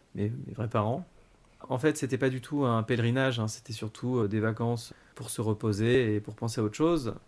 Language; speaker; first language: French; native; French